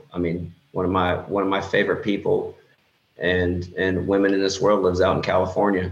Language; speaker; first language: English; native; English